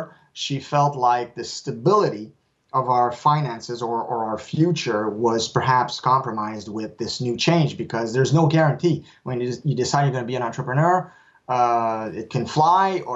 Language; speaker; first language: English; non-native, fluent; French